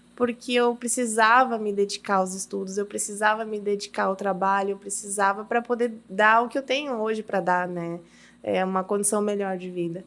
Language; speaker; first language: Portuguese; early bilingual, heritage; Portuguese